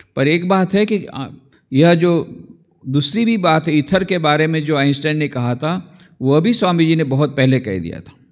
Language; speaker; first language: Hindi; non-native, local second language; Gujarati